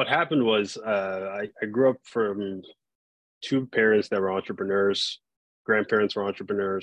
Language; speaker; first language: English; non-native, local second language; Yoruba